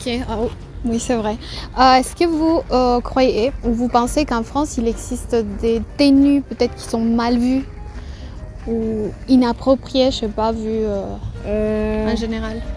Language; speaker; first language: French; non-native, fluent; Spanish